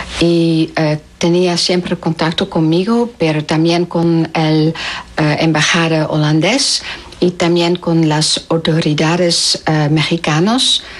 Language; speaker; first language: Spanish; non-native, learner; Dutch